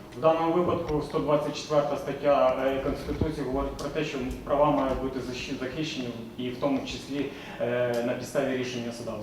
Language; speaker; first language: Ukrainian; native; Ukrainian